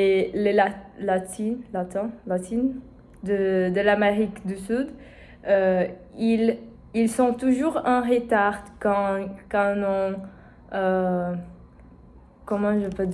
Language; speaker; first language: French; non-native, learner; Portuguese